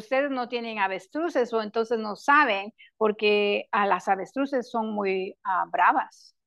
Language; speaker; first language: Spanish; non-native, local second language; English